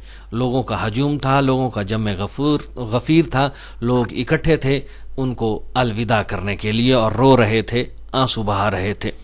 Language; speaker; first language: Urdu; native; Urdu